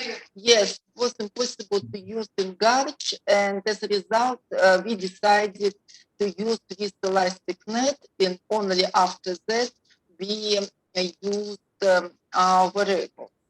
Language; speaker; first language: English; non-native, learner; Russian